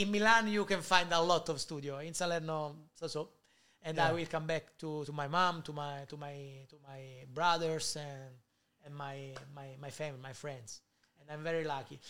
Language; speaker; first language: English; non-native, learner; Italian